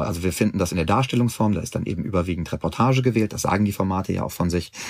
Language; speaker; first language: German; native; German